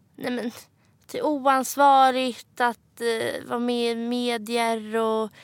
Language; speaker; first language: Swedish; native; Swedish